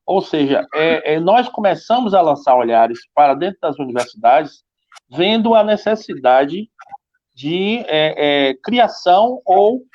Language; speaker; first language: Portuguese; native; Portuguese